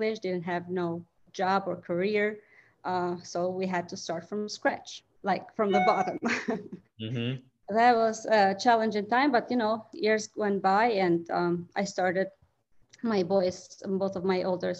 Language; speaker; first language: English; non-native, fluent; Albanian